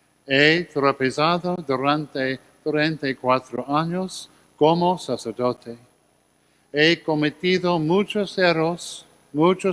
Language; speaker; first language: Spanish; non-native, learner; English